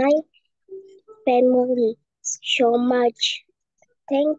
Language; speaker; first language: English; non-native, learner; Indonesian